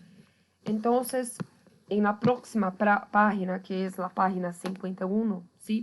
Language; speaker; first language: Spanish; non-native, fluent; Portuguese